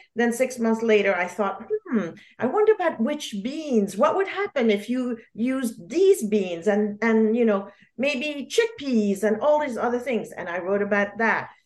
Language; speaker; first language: English; non-native, fluent; French